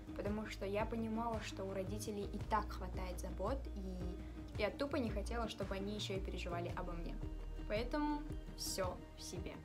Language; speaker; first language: Russian; early bilingual, other home language; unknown